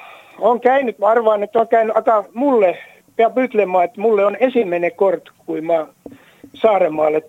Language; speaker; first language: Estonian; non-native, learner; Finnish